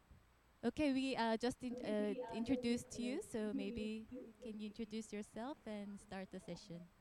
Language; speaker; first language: English; non-native, fluent; Korean